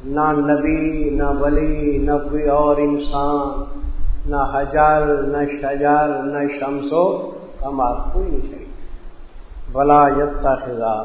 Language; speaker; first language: Urdu; non-native, local second language; Saraiki